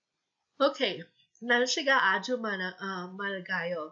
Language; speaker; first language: Korean; non-native, fluent; Filipino